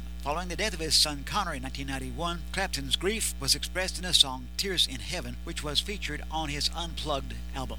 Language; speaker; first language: English; native; English